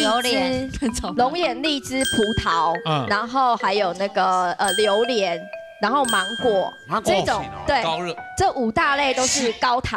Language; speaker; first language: Chinese; native; Chinese